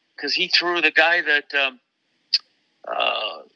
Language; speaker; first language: English; native; English